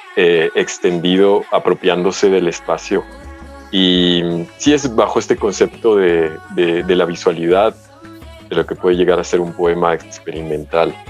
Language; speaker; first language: Spanish; early bilingual, heritage; Spanish